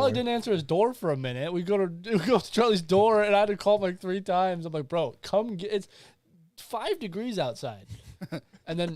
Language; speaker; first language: English; native; English